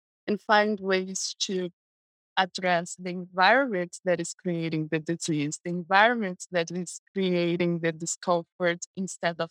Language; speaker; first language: English; non-native, fluent; Portuguese